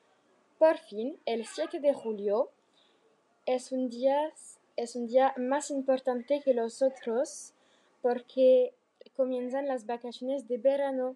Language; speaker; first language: Spanish; non-native, learner; French